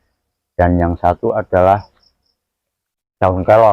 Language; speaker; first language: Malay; non-native, local second language; Javanese